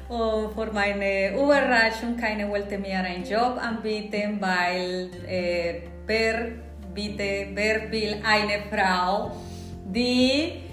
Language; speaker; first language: German; non-native, fluent; Spanish